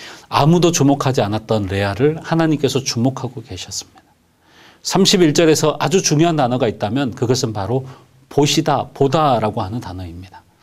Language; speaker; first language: Korean; native; Korean